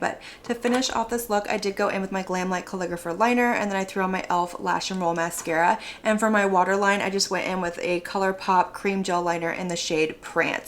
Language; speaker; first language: English; native; English